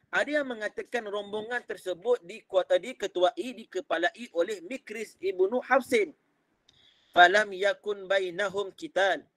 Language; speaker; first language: Malay; native; Malay